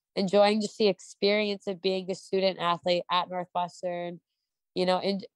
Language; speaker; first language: English; native; English